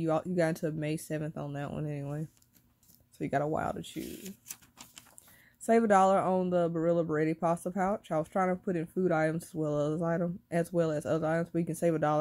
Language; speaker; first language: English; native; English